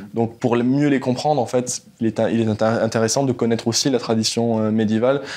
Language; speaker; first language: French; native; French